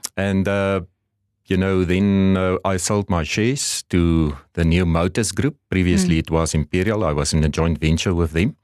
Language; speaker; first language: English; non-native, local second language; Afrikaans